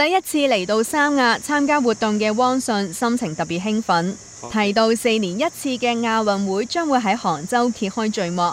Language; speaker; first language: Chinese; native; Chinese